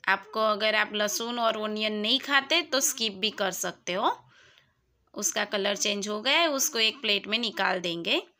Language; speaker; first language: Hindi; non-native, local second language; Gujarati